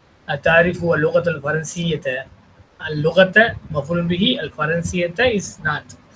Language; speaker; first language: Arabic; non-native, fluent; Tamil